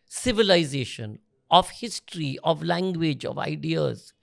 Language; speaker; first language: English; non-native, local second language; Hindi